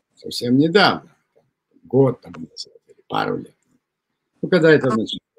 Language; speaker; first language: Russian; native; Russian